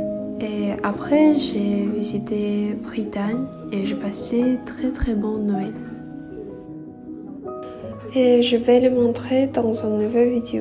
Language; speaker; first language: French; non-native, fluent; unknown